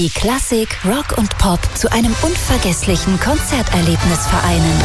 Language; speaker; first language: German; native; German